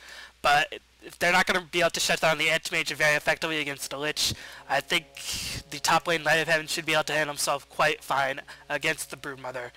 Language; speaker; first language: English; native; English